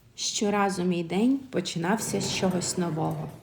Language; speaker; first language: Ukrainian; native; Ukrainian